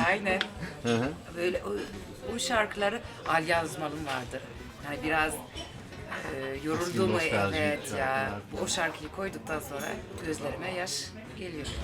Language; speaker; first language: Turkish; early bilingual, heritage; Turkish